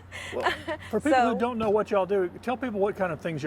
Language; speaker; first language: English; native; English